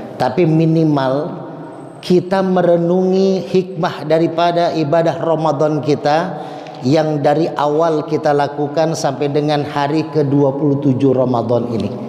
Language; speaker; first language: Indonesian; native; Indonesian